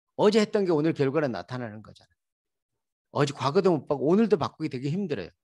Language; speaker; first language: Korean; native; Korean